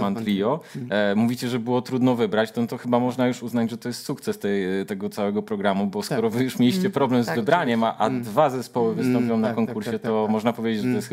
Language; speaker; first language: Polish; native; Polish